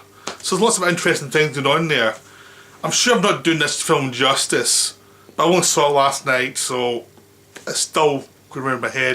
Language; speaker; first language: English; native; English